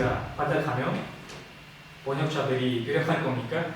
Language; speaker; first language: Korean; non-native, learner; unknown